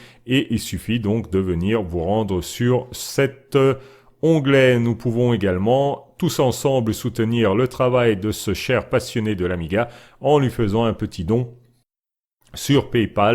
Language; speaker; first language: French; native; French